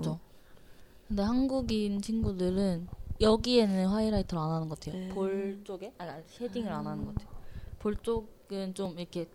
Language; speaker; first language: Korean; non-native, learner; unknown